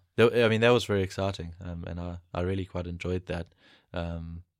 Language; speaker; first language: English; native; English